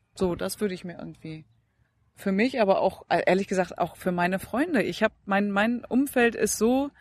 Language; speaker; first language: German; native; German